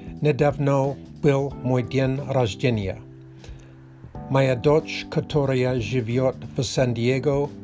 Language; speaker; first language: Russian; non-native, learner; English